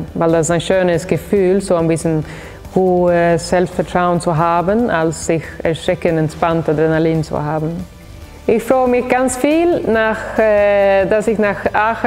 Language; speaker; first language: German; non-native, fluent; Swedish